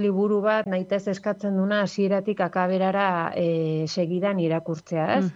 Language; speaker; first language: Basque; native; Basque